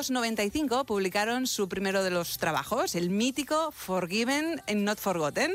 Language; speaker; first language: Spanish; native; Spanish